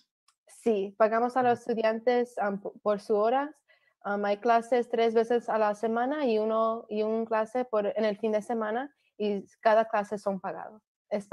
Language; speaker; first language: Spanish; early bilingual, other home language; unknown